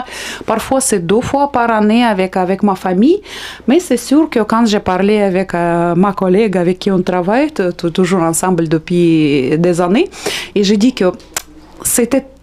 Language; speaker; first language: French; non-native, fluent; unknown